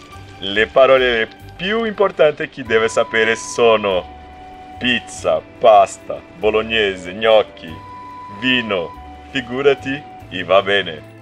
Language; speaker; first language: Italian; non-native, learner; Portuguese